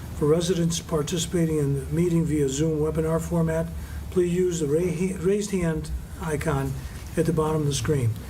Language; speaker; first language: English; native; English